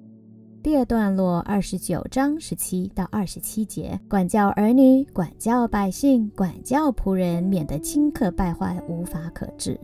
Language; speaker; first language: Chinese; native; Chinese